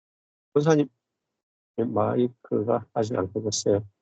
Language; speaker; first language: Korean; native; Korean